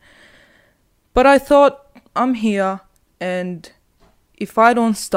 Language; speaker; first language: English; non-native, fluent; Arabic